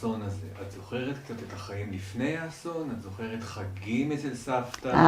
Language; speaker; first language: Hebrew; native; Hebrew